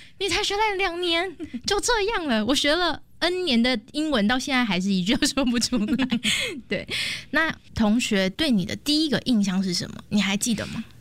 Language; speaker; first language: Chinese; native; Chinese